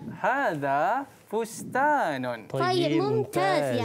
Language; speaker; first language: Arabic; non-native, learner; Malay